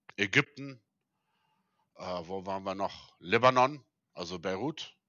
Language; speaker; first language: German; early bilingual, heritage; German